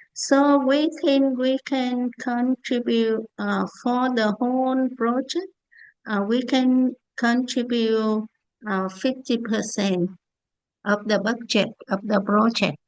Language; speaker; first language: English; non-native, learner; Vietnamese